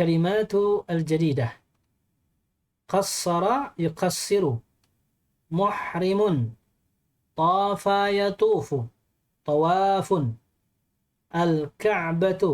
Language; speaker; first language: Arabic; non-native, fluent; Indonesian